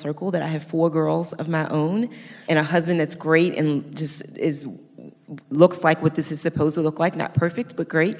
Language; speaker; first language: English; native; English